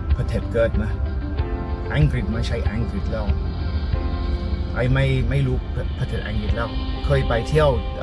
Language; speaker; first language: Thai; non-native, learner; English